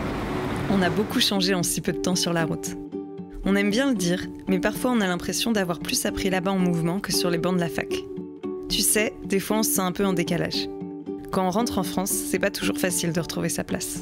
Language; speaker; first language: French; native; French